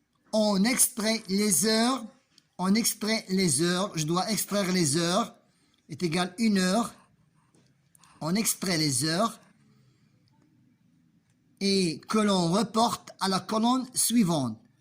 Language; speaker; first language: French; non-native, local second language; Arabic